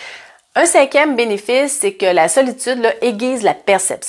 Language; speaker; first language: French; native; French